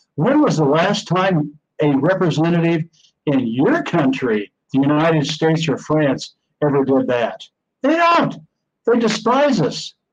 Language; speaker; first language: English; native; English